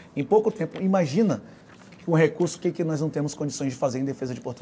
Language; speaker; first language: Portuguese; native; Portuguese